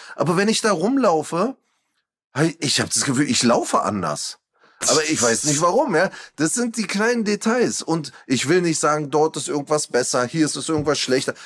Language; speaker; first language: German; early bilingual, other home language; Turkish